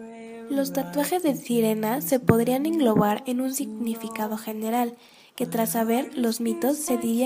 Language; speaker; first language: Spanish; native; Spanish